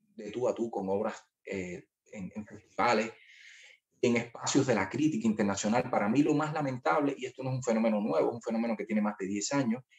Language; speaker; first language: Spanish; native; Spanish